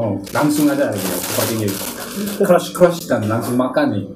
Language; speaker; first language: Indonesian; non-native, learner; Korean